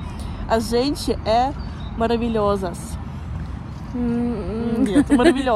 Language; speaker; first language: Portuguese; non-native, fluent; Russian